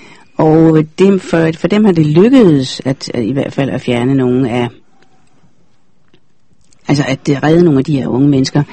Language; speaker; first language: Danish; native; Danish